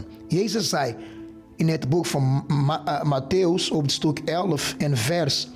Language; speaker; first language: Dutch; non-native, fluent; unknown